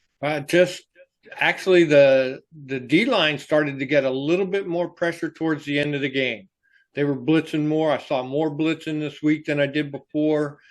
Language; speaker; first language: English; native; English